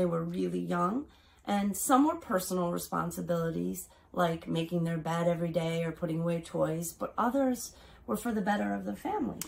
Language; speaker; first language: English; native; English